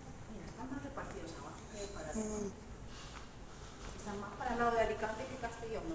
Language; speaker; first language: Spanish; native; Spanish